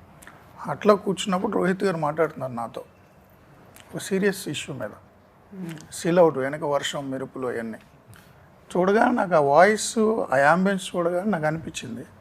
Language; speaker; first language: Telugu; native; Telugu